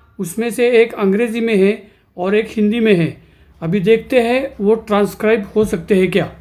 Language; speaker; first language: Hindi; non-native, local second language; Marathi